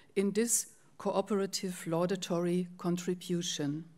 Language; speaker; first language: English; non-native, fluent; German